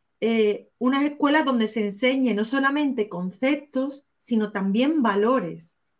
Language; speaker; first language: Spanish; native; Spanish